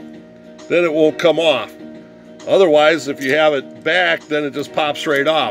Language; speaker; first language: English; native; English